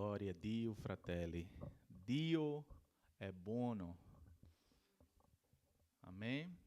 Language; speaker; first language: Italian; non-native, learner; Portuguese